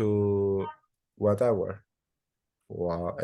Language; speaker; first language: English; non-native, learner; Spanish